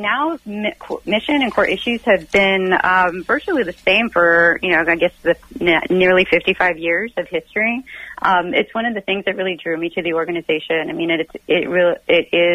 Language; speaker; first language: English; native; English